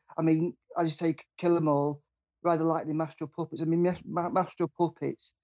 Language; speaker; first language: English; native; English